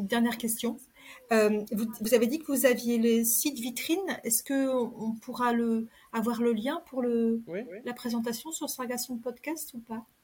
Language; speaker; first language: French; native; French